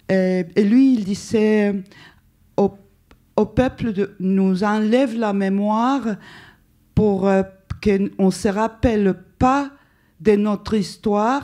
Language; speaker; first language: French; non-native, fluent; Spanish